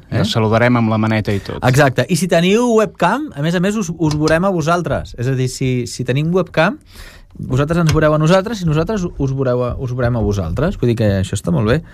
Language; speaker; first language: Catalan; native; Catalan